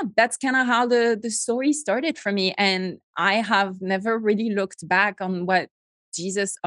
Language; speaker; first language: English; non-native, fluent; French